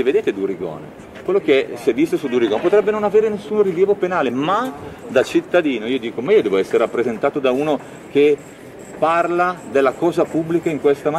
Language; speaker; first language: Italian; native; Italian